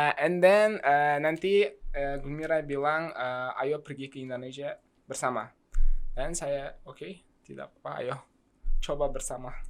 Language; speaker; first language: Indonesian; non-native, learner; Kazakh